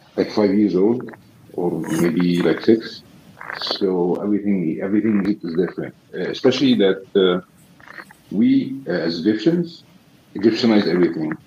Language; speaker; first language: English; non-native, fluent; Arabic